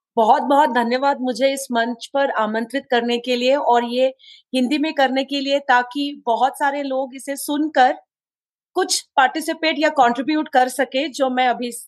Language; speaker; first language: Hindi; non-native, local second language; Konkani